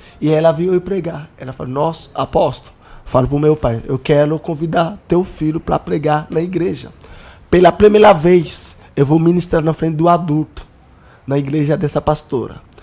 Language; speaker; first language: Portuguese; non-native, learner; Haitian Creole